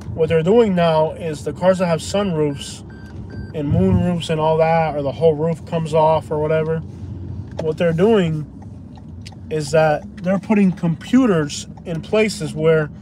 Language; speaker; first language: English; early bilingual, other home language; Spanish